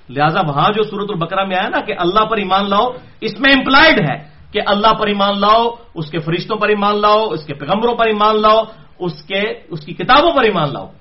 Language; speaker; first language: Urdu; non-native, local second language; Punjabi